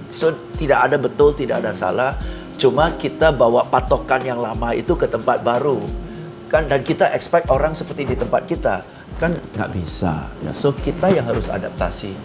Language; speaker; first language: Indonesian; non-native, fluent; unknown